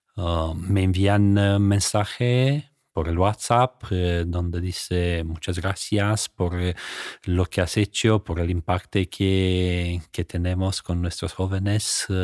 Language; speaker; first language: Spanish; non-native, fluent; Romanian